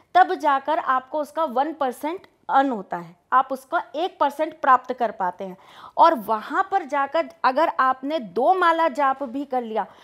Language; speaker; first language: Hindi; native; Hindi